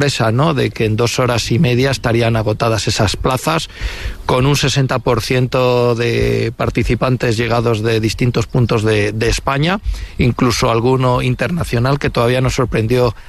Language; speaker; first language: Spanish; native; Spanish